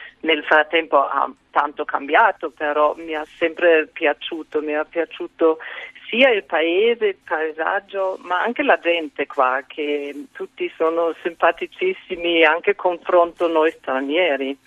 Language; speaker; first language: Italian; non-native, fluent; German